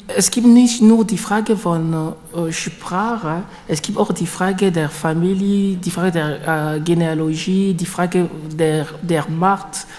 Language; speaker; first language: German; non-native, learner; Luba-Lulua